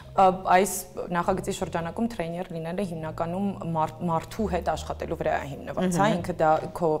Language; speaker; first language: Armenian; native; Armenian